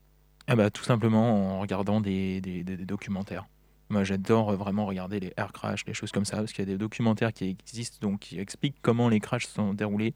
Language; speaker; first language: French; native; French